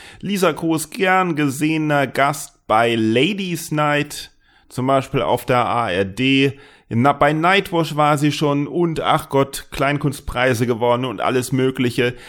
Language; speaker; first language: German; native; German